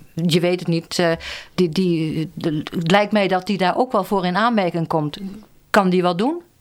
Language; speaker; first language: Dutch; native; Dutch